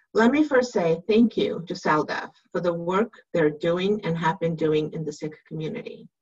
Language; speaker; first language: English; native; English